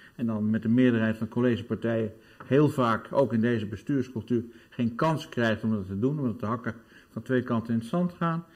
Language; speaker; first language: Dutch; native; Dutch